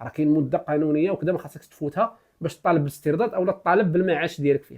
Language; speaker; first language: Arabic; native; Arabic